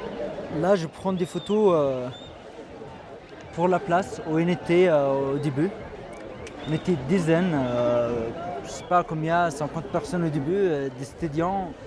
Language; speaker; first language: French; non-native, fluent; Arabic